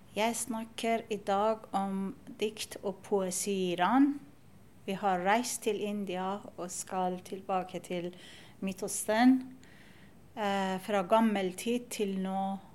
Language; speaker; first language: Norwegian; non-native, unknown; Persian